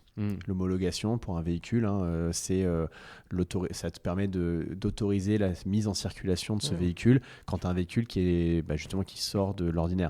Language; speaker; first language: French; native; French